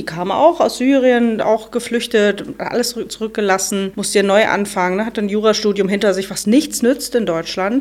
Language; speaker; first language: German; native; German